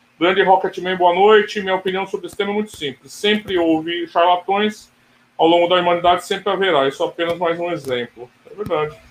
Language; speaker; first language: Portuguese; native; Portuguese